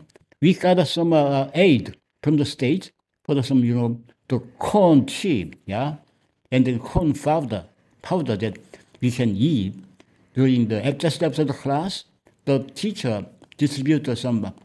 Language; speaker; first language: English; non-native, learner; Korean